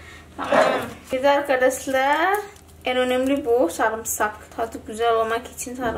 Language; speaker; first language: Turkish; non-native, learner; Indonesian